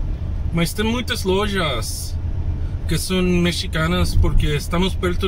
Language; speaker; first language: Portuguese; non-native, learner; English